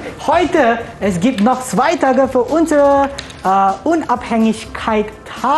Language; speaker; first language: German; non-native, learner; Malay